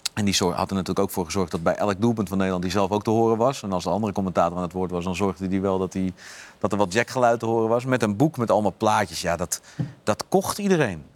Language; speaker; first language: Dutch; native; Dutch